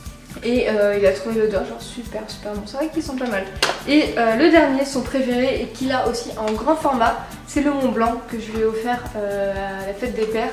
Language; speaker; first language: French; native; French